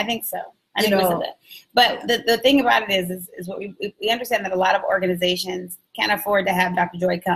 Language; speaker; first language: English; native; English